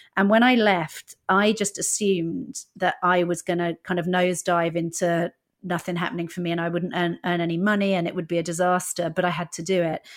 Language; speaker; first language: English; native; English